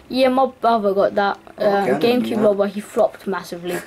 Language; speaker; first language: English; native; English